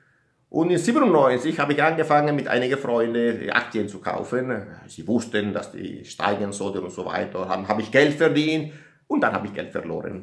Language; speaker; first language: German; non-native, learner; Italian